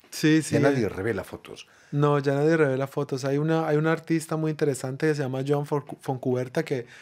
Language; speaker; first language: Spanish; native; Spanish